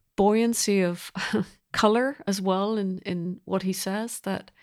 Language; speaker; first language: English; native; English